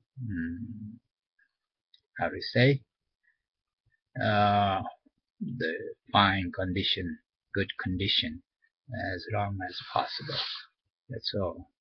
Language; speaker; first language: English; non-native, learner; Japanese